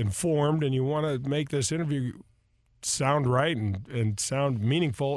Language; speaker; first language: English; native; English